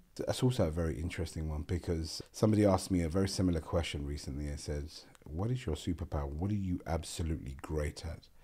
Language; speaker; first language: English; non-native, local second language; Gujarati